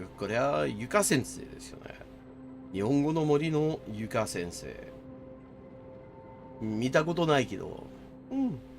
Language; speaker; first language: Japanese; non-native, fluent; English